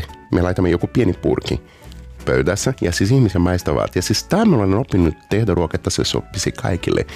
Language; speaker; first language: Finnish; non-native, fluent; Portuguese